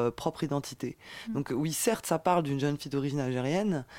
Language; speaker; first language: French; native; French